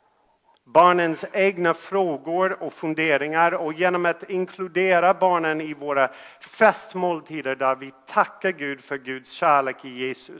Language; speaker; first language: Swedish; non-native, fluent; English